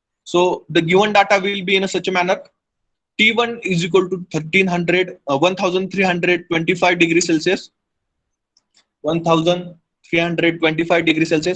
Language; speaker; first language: English; non-native, local second language; Hindi